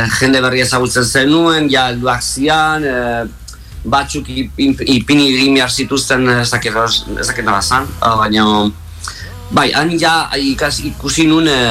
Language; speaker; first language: Basque; non-native, local second language; Spanish